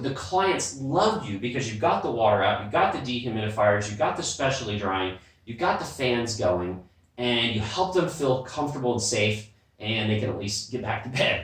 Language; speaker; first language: English; native; English